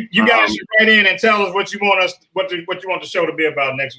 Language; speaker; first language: English; native; English